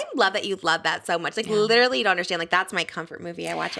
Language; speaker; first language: English; native; English